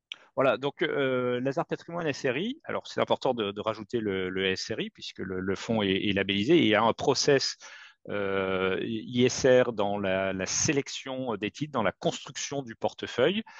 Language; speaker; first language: French; native; French